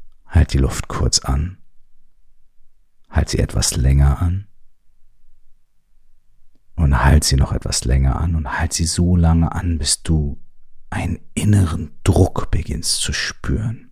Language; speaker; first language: German; native; German